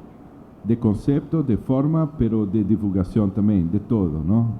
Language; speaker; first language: Spanish; non-native, learner; Portuguese